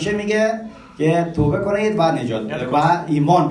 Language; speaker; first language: Persian; early bilingual, heritage; Persian